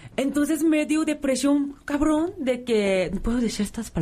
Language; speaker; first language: Spanish; non-native, fluent; Korean